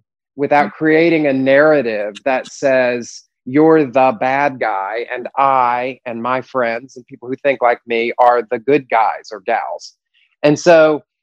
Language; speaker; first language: English; native; English